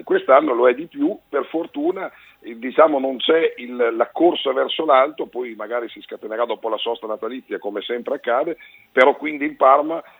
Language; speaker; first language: Italian; native; Italian